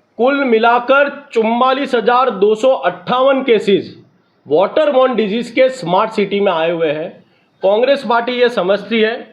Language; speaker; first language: Hindi; non-native, local second language; Gujarati